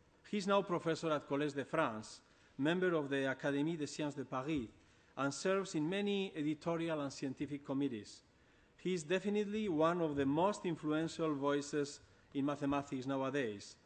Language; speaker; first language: English; non-native, fluent; Basque